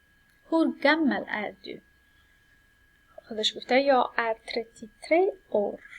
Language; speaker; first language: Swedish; non-native, fluent; Persian